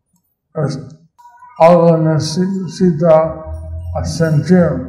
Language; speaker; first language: Spanish; non-native, learner; English